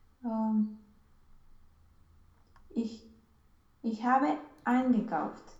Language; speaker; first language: German; non-native, learner; Romanian